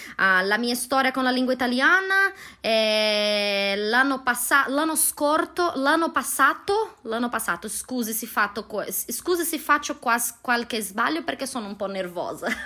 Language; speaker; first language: Italian; non-native, learner; Portuguese